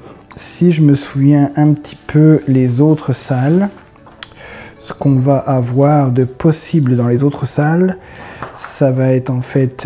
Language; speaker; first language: French; native; French